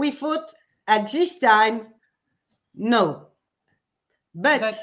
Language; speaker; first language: English; non-native, learner; French